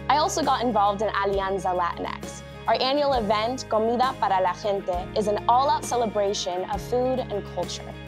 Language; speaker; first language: English; native; English